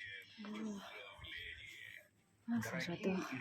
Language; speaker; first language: French; non-native, fluent; Russian